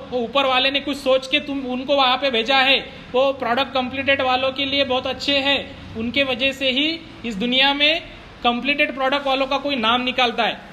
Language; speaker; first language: Hindi; non-native, local second language; Marathi